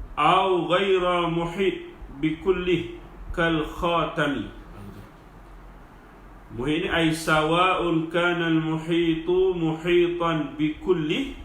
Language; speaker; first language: Arabic; non-native, fluent; Malay